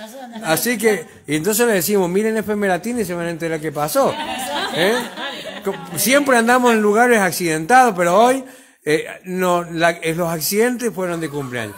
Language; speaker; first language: Spanish; native; Spanish